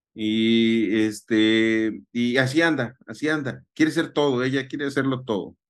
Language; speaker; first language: Spanish; native; Spanish